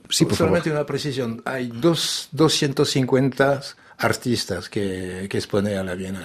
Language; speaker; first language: Spanish; non-native, learner; French